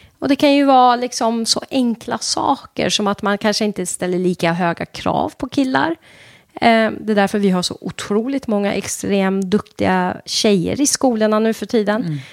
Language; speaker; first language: Swedish; non-native, fluent; Persian